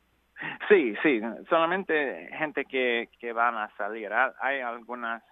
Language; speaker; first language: Spanish; non-native, learner; English